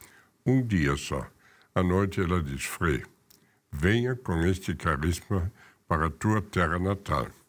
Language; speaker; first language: Portuguese; non-native, fluent; German